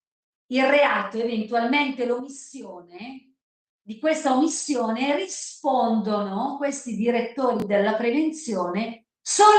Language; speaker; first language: Italian; native; Italian